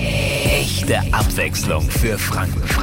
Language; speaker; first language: German; native; German